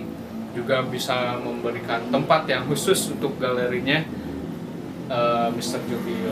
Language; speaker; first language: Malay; non-native, local second language; Sundanese